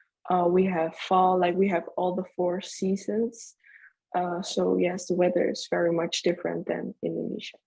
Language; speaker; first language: English; non-native, fluent; Dutch